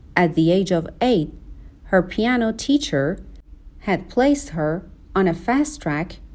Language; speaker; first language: English; non-native, fluent; Persian